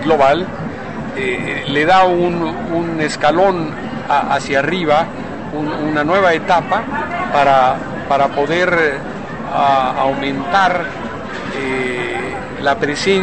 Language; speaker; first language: Spanish; native; Spanish